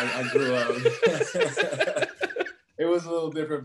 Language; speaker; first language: English; native; English